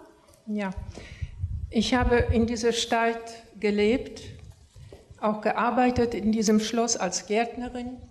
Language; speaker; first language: German; non-native, fluent; Polish